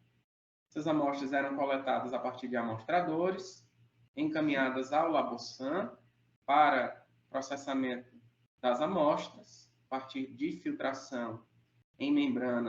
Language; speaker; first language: Portuguese; native; Portuguese